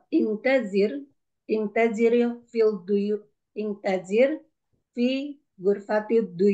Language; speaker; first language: Arabic; non-native, learner; Indonesian